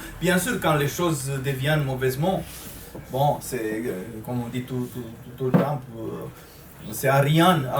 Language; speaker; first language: French; non-native, fluent; Romanian